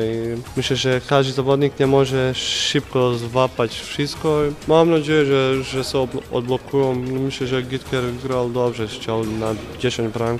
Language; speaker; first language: Polish; non-native, fluent; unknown